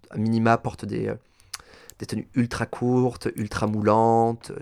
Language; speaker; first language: French; native; French